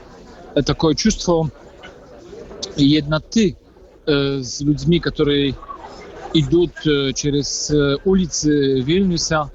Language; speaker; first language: Russian; non-native, fluent; Polish